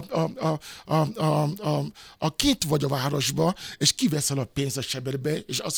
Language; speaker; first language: Hungarian; non-native, fluent; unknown